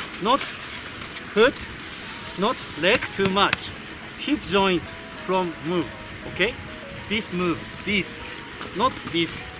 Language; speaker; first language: English; non-native, learner; Japanese